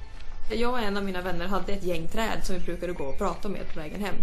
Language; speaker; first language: Swedish; native; Swedish